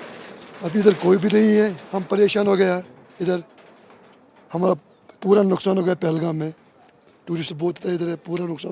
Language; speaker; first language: Hindi; non-native, local second language; Kashmiri